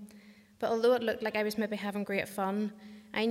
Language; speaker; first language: English; native; English